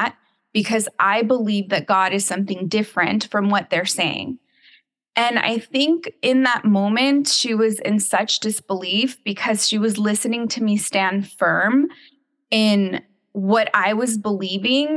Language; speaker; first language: English; native; English